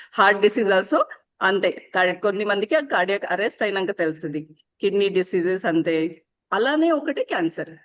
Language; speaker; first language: Telugu; non-native, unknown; Marathi